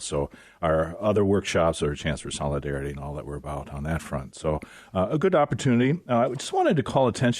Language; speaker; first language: English; native; English